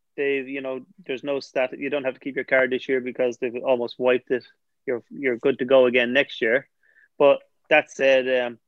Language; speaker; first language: English; native; English